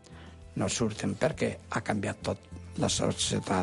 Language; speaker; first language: Catalan; non-native, local second language; Spanish